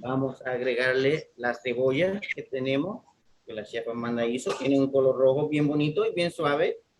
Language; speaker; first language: Spanish; native; Spanish